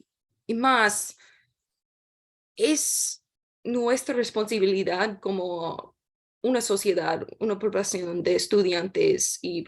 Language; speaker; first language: Spanish; non-native, learner; English